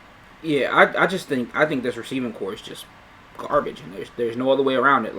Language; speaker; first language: English; native; English